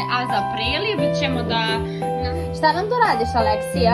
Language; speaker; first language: Bosnian; native; Bosnian